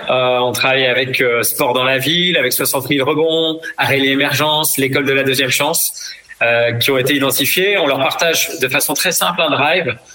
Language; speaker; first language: French; native; French